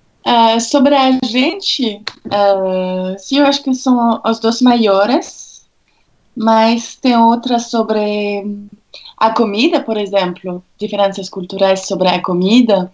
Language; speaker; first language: Portuguese; non-native, fluent; French